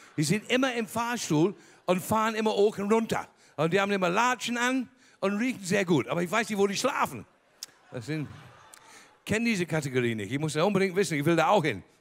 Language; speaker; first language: German; native; German